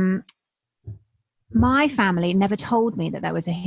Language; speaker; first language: English; native; English